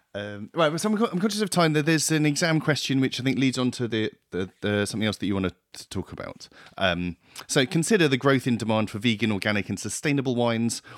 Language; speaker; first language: English; native; English